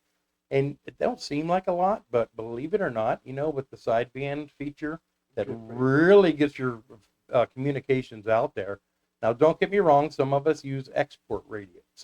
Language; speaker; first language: English; native; English